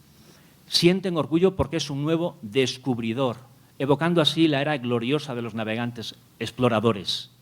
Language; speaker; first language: Spanish; native; Spanish